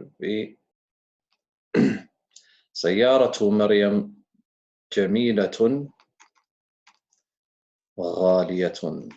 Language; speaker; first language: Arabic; non-native, fluent; English